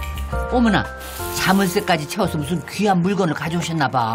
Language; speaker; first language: Korean; native; Korean